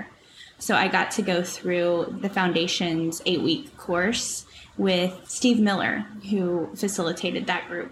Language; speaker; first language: English; native; English